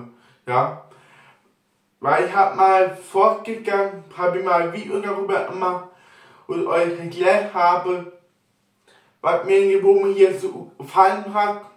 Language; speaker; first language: German; non-native, local second language; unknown